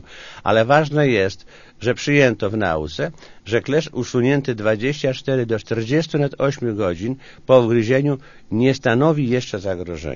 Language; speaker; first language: Polish; native; Polish